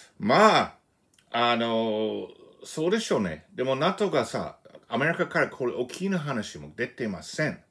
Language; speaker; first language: Japanese; non-native, fluent; English